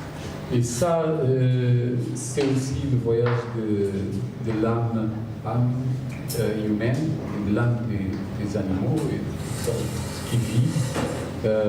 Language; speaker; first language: French; non-native, fluent; Portuguese